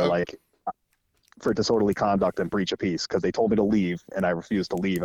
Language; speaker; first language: English; native; English